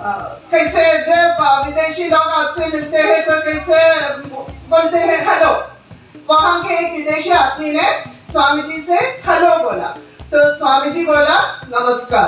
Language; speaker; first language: Hindi; non-native, local second language; Malayalam